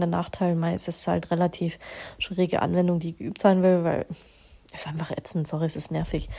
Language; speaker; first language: German; native; German